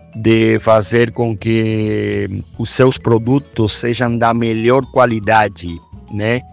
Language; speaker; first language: Portuguese; non-native, fluent; Spanish